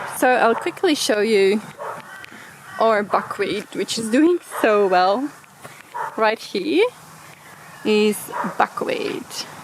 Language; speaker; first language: English; non-native, fluent; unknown